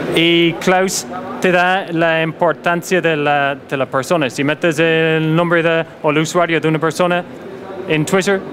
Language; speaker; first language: Spanish; non-native, fluent; English